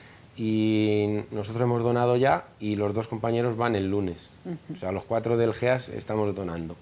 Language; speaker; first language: Spanish; native; Spanish